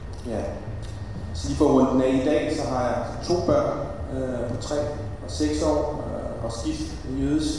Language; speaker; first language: Danish; early bilingual, other home language; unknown